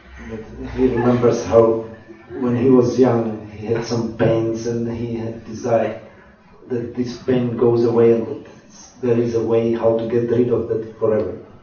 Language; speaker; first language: English; non-native, fluent; Czech